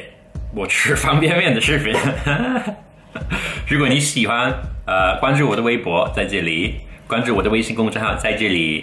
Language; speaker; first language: Chinese; non-native, fluent; English